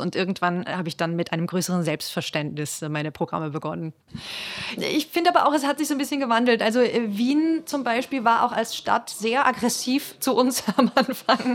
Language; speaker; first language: German; native; German